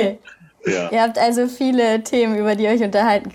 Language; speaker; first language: German; native; German